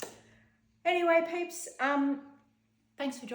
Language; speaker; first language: English; native; English